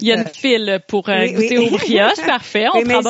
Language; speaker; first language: French; native; French